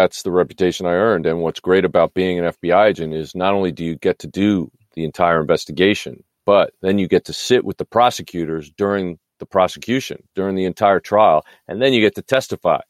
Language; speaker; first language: English; native; English